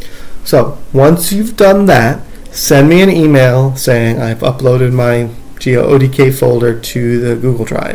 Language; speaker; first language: English; native; English